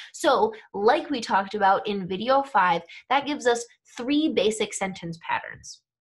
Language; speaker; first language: English; native; English